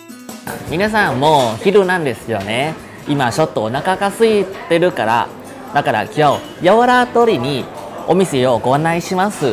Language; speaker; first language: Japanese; non-native, learner; Thai